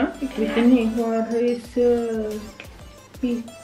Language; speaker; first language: English; non-native, learner; Filipino